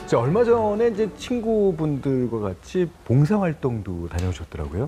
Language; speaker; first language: Korean; native; Korean